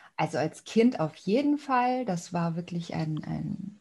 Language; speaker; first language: German; native; German